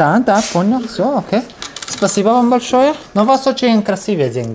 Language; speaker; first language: Russian; non-native, learner; Italian